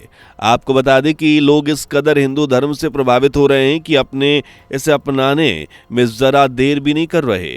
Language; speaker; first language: Hindi; native; Hindi